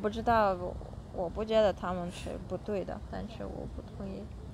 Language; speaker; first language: Chinese; non-native, fluent; Russian